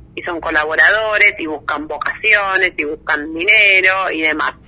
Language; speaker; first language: Spanish; native; Spanish